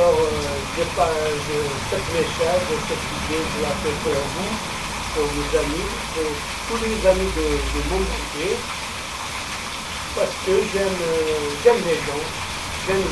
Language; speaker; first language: French; non-native, local second language; Arabic